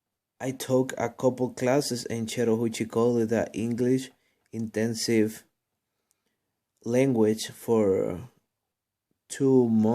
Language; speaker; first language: English; non-native, learner; Spanish